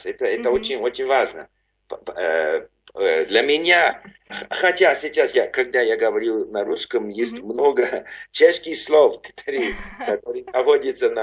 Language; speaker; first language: Russian; non-native, learner; English